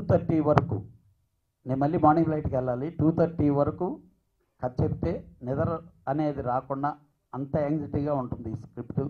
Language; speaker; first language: Telugu; native; Telugu